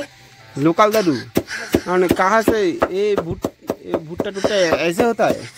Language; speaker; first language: Hindi; non-native, local second language; Bangla